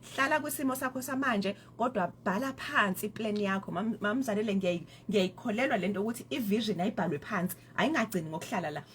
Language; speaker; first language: Zulu; native; Zulu